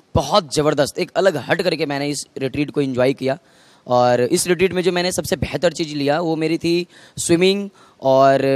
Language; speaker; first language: Hindi; native; Hindi